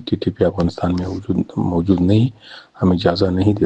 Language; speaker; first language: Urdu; non-native, learner; Pashto